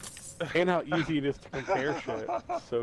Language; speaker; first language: English; native; English